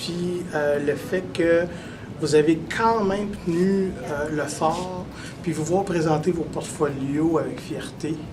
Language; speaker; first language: French; native; French